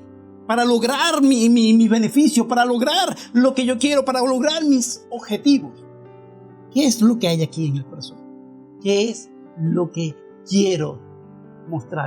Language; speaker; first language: Spanish; native; Spanish